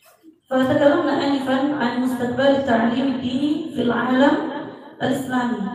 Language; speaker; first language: Arabic; non-native, fluent; Indonesian